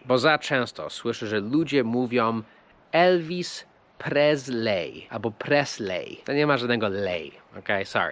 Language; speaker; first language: Polish; non-native, fluent; English